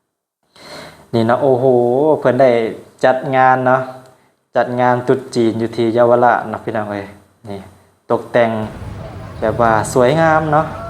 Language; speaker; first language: Thai; non-native, local second language; Northeastern Thai